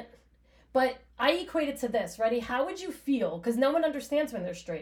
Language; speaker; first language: English; native; English